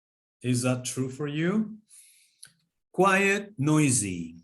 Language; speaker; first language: English; non-native, fluent; Spanish